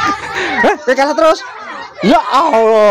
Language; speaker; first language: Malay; non-native, local second language; Javanese